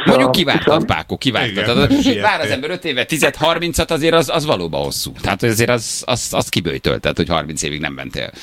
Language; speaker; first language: Hungarian; native; Hungarian